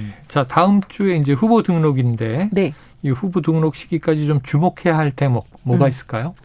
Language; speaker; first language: Korean; native; Korean